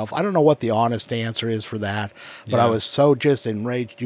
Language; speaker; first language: English; native; English